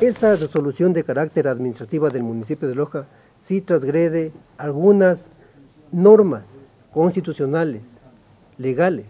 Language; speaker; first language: Spanish; native; Spanish